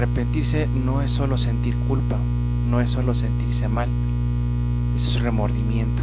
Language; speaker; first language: Spanish; native; Spanish